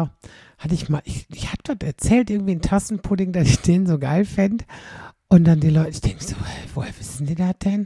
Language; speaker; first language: German; native; German